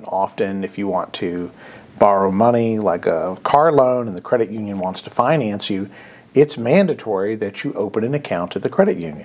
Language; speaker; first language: English; native; English